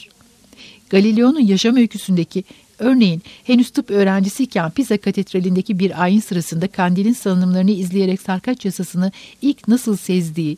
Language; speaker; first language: Turkish; native; Turkish